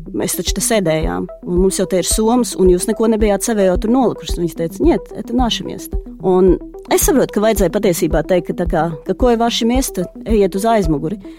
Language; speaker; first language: Latvian; native; Latvian